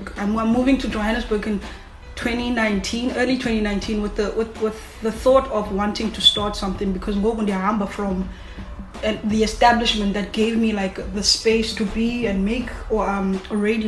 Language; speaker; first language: English; non-native, local second language; Xhosa